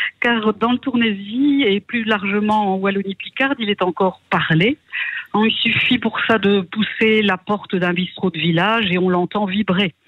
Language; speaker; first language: French; native; French